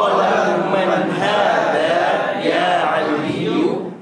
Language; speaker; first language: Arabic; non-native, learner; Indonesian